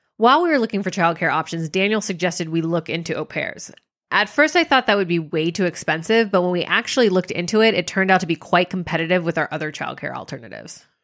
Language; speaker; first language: English; native; English